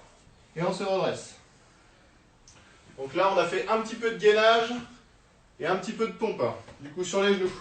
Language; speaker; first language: French; native; French